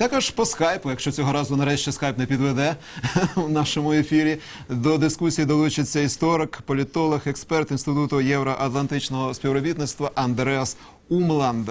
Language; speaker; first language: Ukrainian; native; Ukrainian